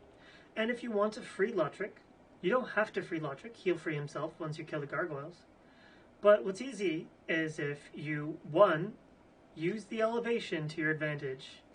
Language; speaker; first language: English; native; English